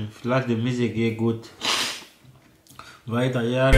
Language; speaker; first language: German; non-native, learner; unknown